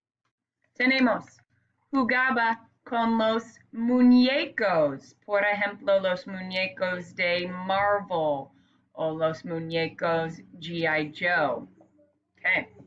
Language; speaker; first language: Spanish; non-native, fluent; English